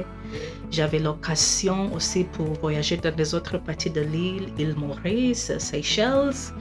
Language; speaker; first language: French; non-native, fluent; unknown